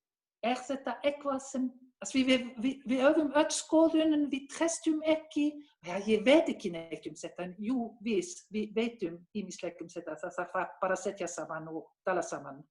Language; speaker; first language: Icelandic; non-native, learner; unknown